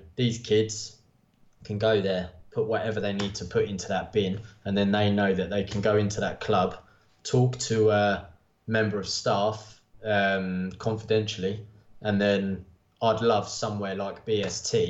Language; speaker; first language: English; native; English